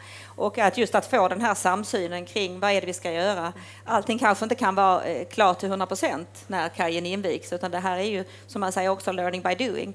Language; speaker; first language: Swedish; native; Swedish